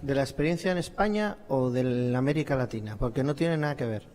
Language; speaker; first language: Spanish; native; Spanish